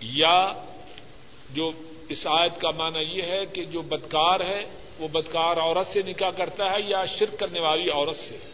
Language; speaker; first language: Urdu; non-native, local second language; Punjabi